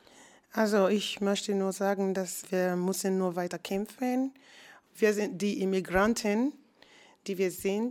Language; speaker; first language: German; non-native, learner; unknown